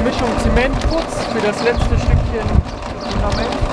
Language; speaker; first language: German; native; German